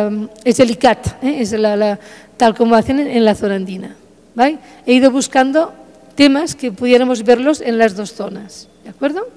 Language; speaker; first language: Spanish; native; Spanish